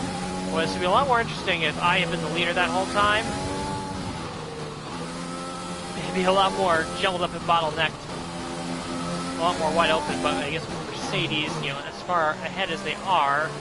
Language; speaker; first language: English; native; English